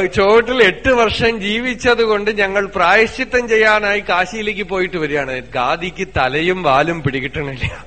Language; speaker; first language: Malayalam; native; Malayalam